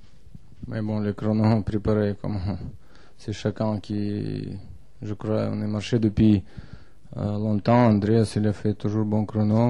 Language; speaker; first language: French; non-native, learner; Russian